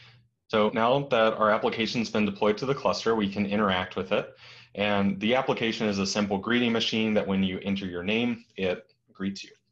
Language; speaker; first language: English; native; English